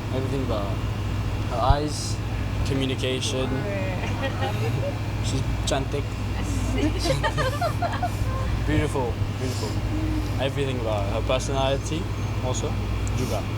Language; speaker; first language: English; non-native, learner; Indonesian